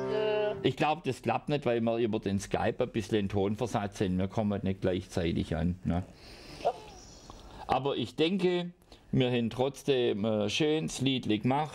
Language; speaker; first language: German; native; German